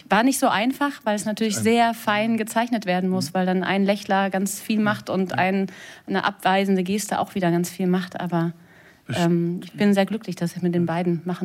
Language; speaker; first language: German; native; German